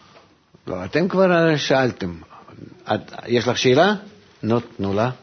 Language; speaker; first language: Hebrew; non-native, fluent; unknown